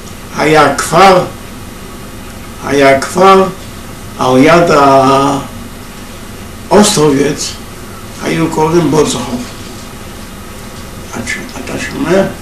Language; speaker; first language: Hebrew; non-native, fluent; Yiddish